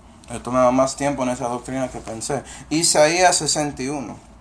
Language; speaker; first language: Spanish; non-native, fluent; English